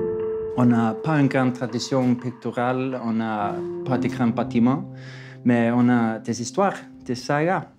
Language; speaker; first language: French; non-native, fluent; Icelandic